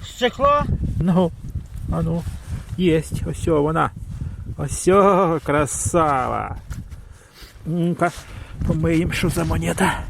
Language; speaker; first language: Ukrainian; non-native, local second language; Russian